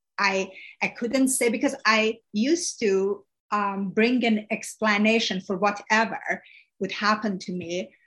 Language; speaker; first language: English; non-native, fluent; Persian